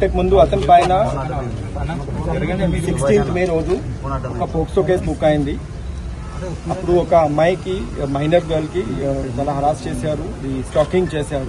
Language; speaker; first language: Telugu; non-native, learner; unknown